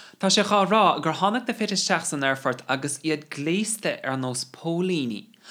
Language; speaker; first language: Irish; non-native, local second language; English